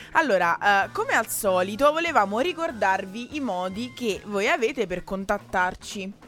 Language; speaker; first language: Italian; native; Italian